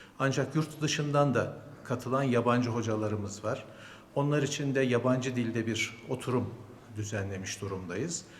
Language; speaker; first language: Turkish; native; Turkish